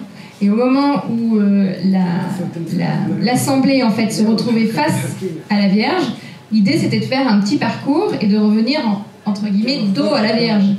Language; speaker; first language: French; native; French